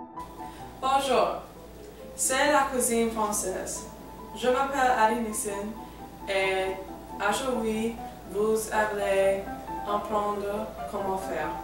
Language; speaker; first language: French; non-native, learner; English